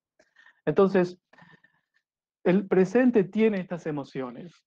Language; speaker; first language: Spanish; native; Spanish